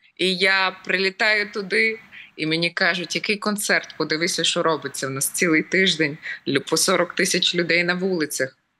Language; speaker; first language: Ukrainian; native; Ukrainian